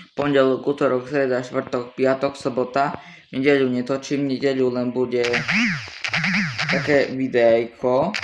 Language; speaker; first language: Slovak; native; Slovak